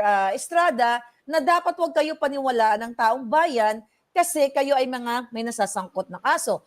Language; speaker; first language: Filipino; native; Filipino